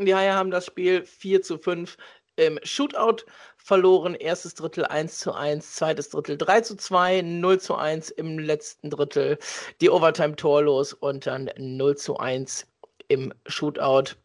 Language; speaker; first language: German; native; German